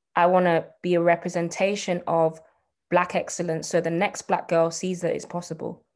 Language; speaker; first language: English; native; English